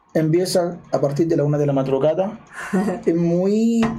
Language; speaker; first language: Spanish; non-native, fluent; Arabic